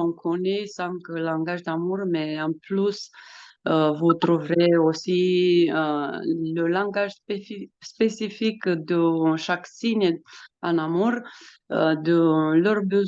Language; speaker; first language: French; non-native, fluent; Romanian